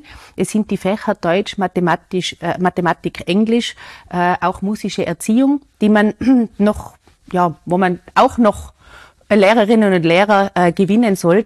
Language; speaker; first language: German; native; German